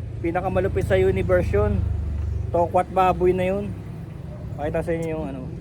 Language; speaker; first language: Filipino; native; Filipino